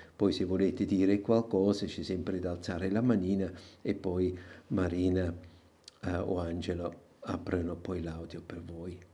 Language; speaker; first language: Italian; non-native, local second language; German